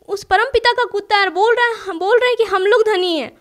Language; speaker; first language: Hindi; native; Hindi